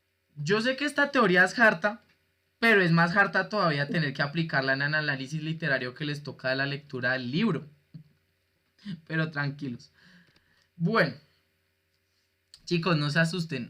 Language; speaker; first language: Spanish; native; Spanish